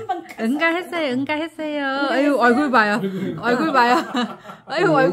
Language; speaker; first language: Korean; non-native, learner; Vietnamese